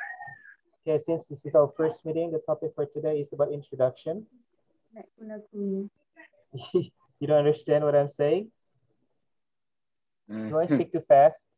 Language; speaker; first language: English; non-native, fluent; Indonesian